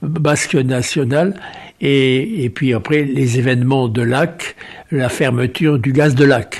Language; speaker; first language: French; native; French